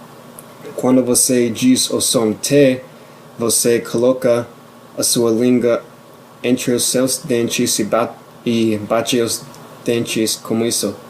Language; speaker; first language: Portuguese; non-native, fluent; English